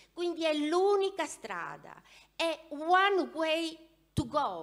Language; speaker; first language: Italian; non-native, fluent; Greek